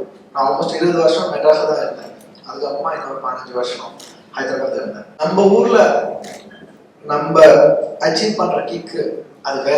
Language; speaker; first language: Tamil; non-native, local second language; Telugu